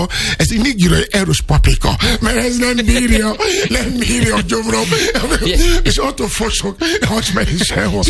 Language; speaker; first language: Hungarian; non-native, learner; Yoruba